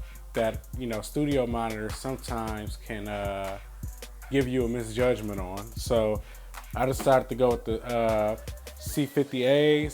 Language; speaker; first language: English; native; English